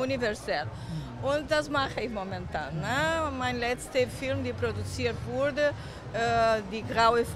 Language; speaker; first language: German; non-native, fluent; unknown